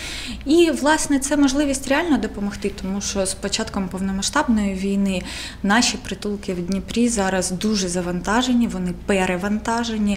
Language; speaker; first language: Ukrainian; non-native, local second language; Russian